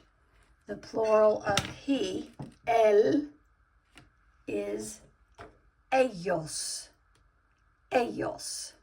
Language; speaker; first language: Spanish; non-native, learner; English